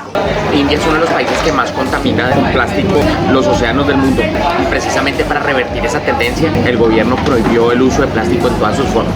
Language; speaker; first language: Spanish; native; Spanish